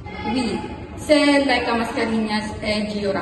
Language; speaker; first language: French; non-native, learner; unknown